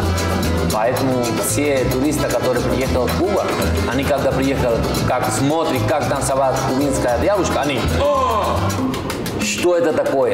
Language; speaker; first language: Russian; non-native, learner; Spanish